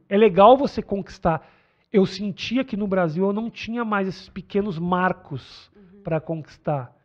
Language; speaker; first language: Portuguese; native; Portuguese